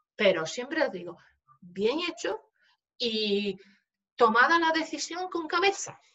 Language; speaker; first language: Spanish; non-native, fluent; Polish